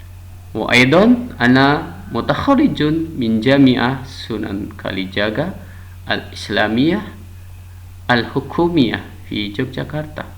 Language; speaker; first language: Arabic; non-native, fluent; Indonesian